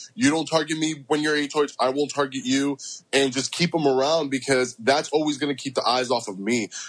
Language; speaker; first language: English; early bilingual, other home language; Spanish